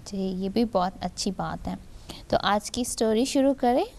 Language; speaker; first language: Urdu; native; Urdu